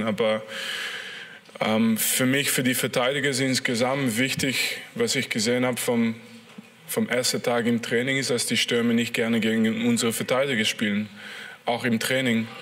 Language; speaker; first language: German; non-native, fluent; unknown